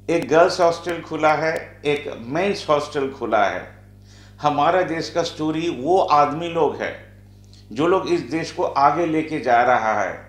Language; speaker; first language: Hindi; non-native, local second language; Bangla